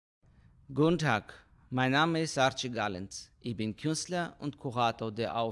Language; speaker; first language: German; non-native, fluent; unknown